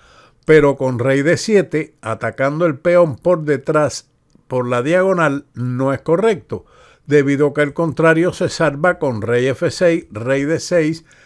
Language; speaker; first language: Spanish; native; Spanish